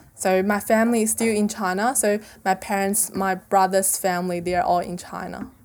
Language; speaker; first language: English; non-native, fluent; Chinese